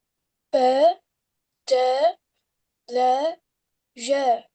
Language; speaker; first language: French; non-native, learner; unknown